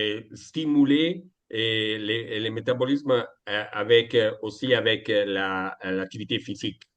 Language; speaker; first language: French; non-native, fluent; Italian